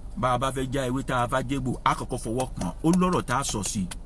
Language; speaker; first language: English; non-native, local second language; Yoruba